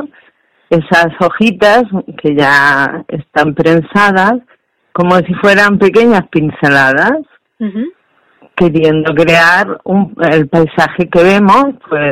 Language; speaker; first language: Spanish; native; Spanish